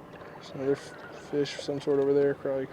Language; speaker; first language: English; native; English